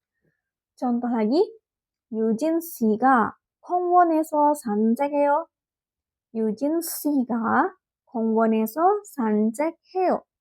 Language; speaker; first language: Korean; non-native, fluent; Indonesian